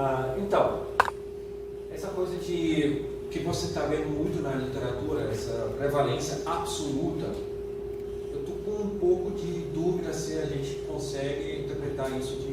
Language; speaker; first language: Portuguese; non-native, fluent; German